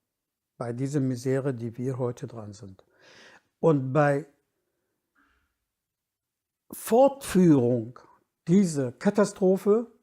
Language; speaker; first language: German; non-native, fluent; Kurdish